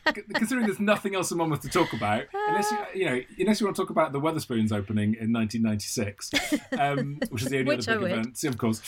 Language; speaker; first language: English; native; English